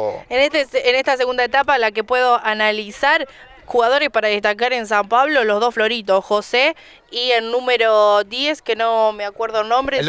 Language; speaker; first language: Spanish; native; Spanish